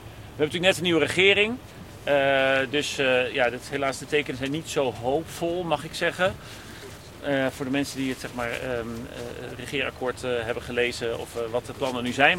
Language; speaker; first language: Dutch; native; Dutch